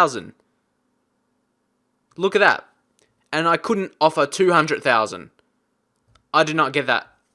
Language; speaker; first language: English; native; English